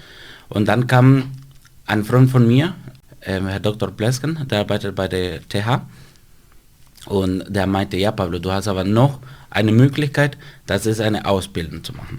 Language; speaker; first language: German; non-native, fluent; Spanish